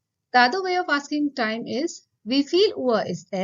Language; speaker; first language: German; non-native, fluent; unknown